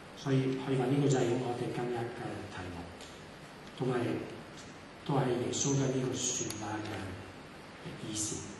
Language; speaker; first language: Cantonese; non-native, fluent; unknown